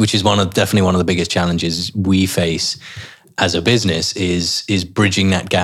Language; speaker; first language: English; native; English